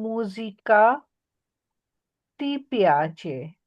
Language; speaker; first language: Italian; non-native, fluent; Punjabi